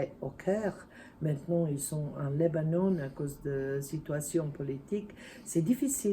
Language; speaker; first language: French; non-native, fluent; Serbian